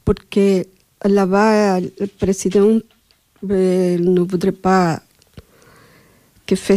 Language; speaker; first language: French; non-native, learner; Spanish